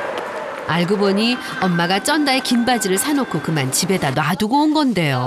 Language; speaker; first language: Korean; native; Korean